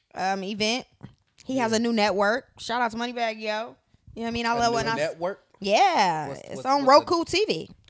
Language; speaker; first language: English; native; English